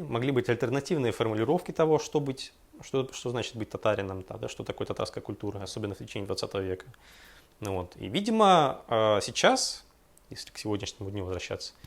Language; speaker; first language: Russian; native; Russian